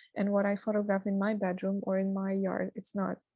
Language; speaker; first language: English; non-native, fluent; Ukrainian